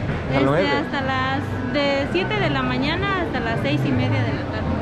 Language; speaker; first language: Spanish; native; Spanish